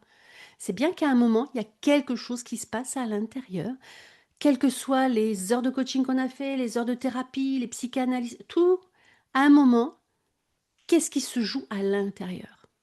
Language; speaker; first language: French; native; French